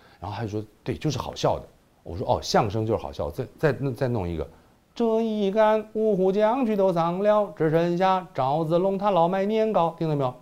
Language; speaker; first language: Chinese; native; Chinese